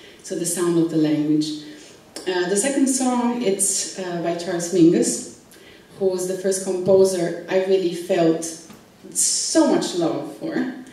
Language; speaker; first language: English; non-native, fluent; Italian